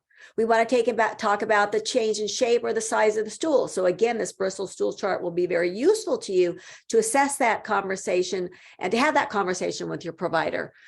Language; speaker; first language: English; native; English